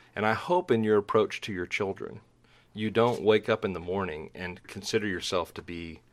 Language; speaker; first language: English; native; English